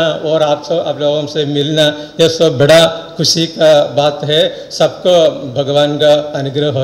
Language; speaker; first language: Hindi; non-native, local second language; Malayalam